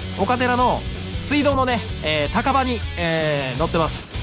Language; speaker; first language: Japanese; native; Japanese